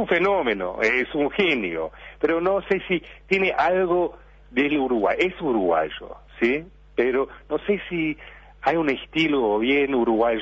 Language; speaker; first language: Spanish; early bilingual, heritage; Spanish